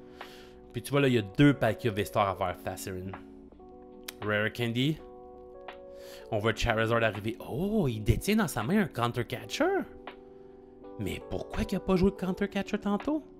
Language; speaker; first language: French; native; French